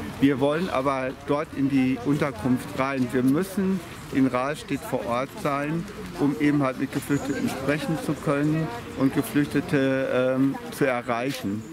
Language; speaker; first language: German; native; German